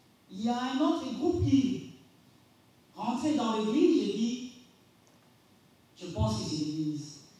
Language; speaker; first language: French; non-native, local second language; Lingala